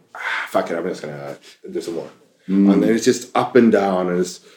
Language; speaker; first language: English; non-native, fluent; Swedish